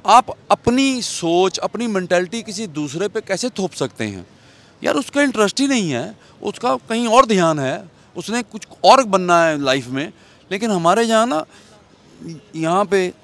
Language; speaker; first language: Hindi; native; Hindi